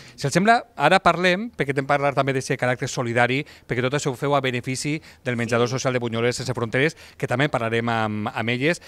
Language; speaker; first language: Catalan; native; Catalan